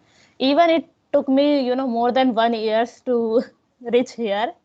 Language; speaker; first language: English; non-native, local second language; Hindi